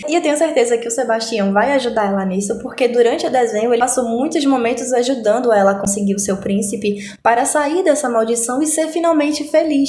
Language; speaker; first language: Portuguese; native; Portuguese